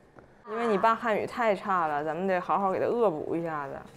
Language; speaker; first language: Chinese; native; Chinese